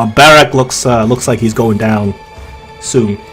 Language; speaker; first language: English; native; English